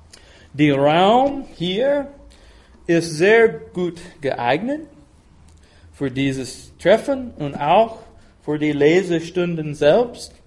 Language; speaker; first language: German; non-native, fluent; English